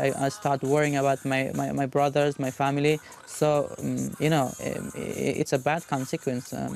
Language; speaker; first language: English; non-native, fluent; Persian